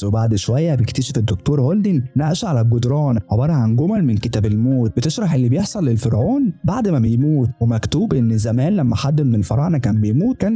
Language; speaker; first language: Arabic; native; Arabic